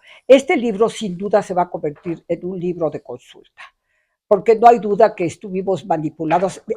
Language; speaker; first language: Spanish; native; Spanish